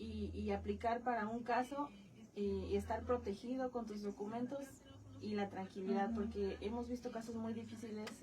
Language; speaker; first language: Spanish; native; Spanish